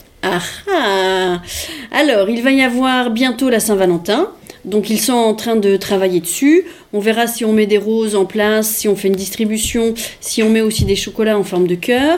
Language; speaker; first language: French; native; French